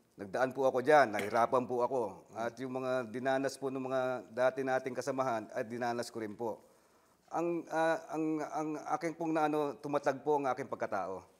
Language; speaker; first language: Filipino; native; Filipino